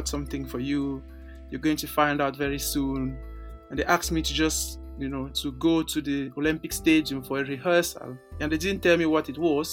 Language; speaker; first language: English; non-native, local second language; French